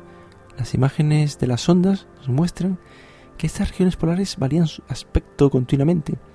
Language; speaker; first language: Spanish; native; Spanish